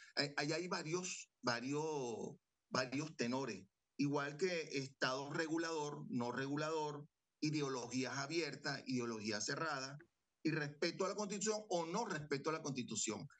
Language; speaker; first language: Spanish; native; Spanish